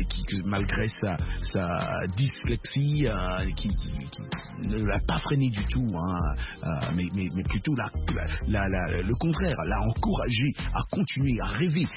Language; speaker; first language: French; non-native, local second language; Lingala